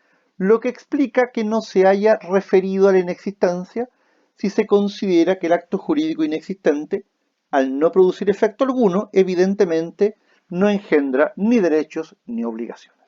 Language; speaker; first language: Spanish; native; Spanish